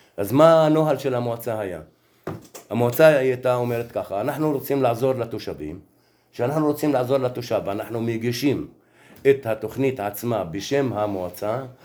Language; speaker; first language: Hebrew; non-native, local second language; Arabic